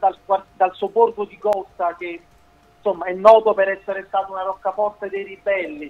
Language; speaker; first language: Italian; native; Italian